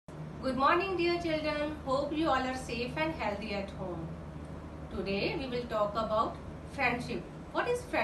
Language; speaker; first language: English; non-native, local second language; Hindi